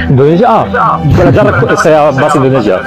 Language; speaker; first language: Indonesian; non-native, learner; English